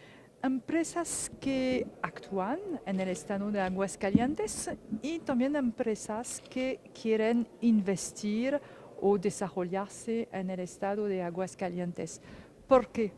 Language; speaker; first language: Spanish; non-native, fluent; French